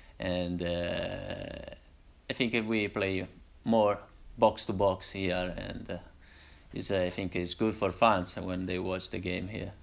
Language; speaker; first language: English; non-native, learner; Italian